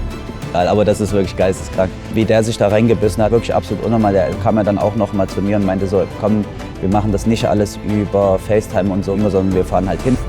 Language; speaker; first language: German; native; German